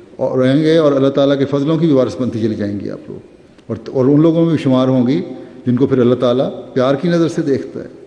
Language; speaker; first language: Urdu; native; Urdu